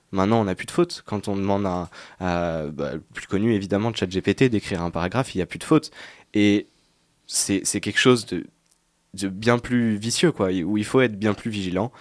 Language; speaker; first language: French; native; French